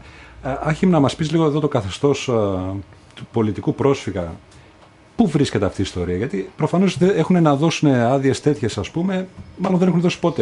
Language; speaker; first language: Greek; native; Greek